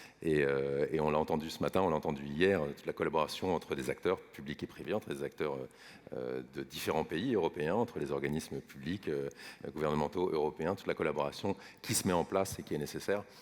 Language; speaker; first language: French; native; French